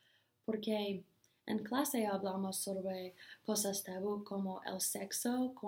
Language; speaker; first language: Spanish; non-native, learner; English